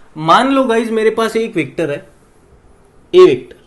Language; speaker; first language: Hindi; non-native, local second language; Marathi